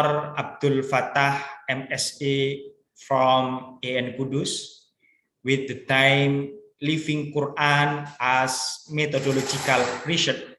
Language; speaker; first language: English; non-native, learner; Indonesian